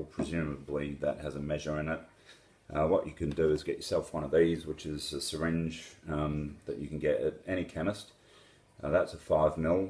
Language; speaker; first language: English; native; English